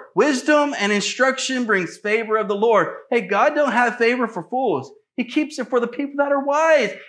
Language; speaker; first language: English; native; English